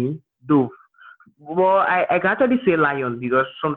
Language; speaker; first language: English; non-native, local second language; Igbo